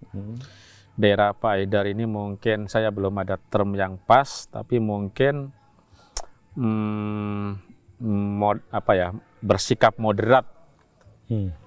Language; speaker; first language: Indonesian; non-native, local second language; Javanese